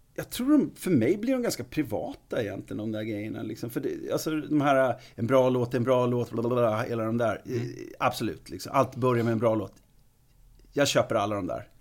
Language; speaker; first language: Swedish; native; Swedish